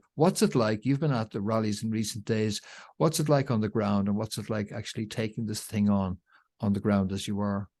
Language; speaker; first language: English; native; English